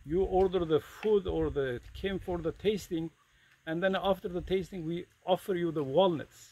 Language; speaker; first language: English; non-native, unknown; Kurdish